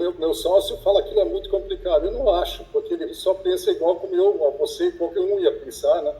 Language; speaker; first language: Portuguese; non-native, fluent; German